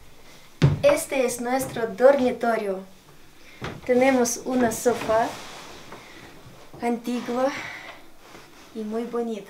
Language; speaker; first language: Spanish; non-native, fluent; Ukrainian